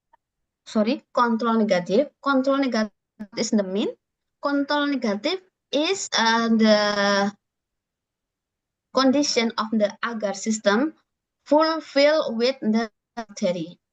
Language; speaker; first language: English; non-native, learner; Indonesian